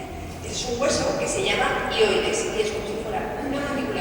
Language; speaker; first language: Spanish; native; Spanish